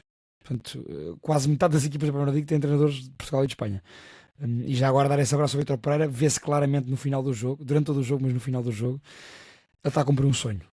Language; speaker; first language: Portuguese; native; Portuguese